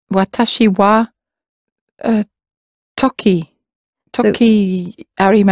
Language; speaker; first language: Japanese; non-native, learner; English